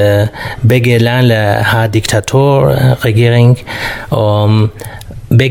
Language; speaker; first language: Danish; non-native, fluent; Kurdish